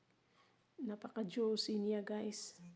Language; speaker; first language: Filipino; native; Filipino